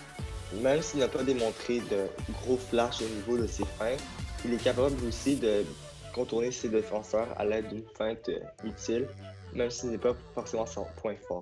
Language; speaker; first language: French; native; French